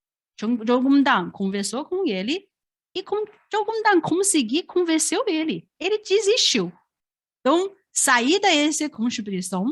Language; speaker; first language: Portuguese; non-native, fluent; Chinese